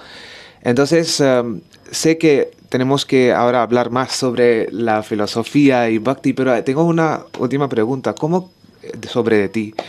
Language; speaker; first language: Spanish; non-native, learner; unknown